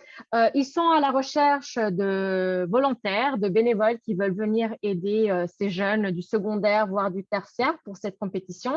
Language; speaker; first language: French; native; French